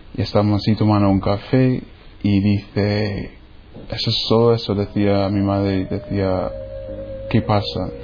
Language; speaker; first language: Spanish; non-native, fluent; English